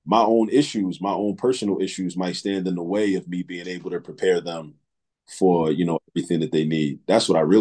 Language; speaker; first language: English; native; English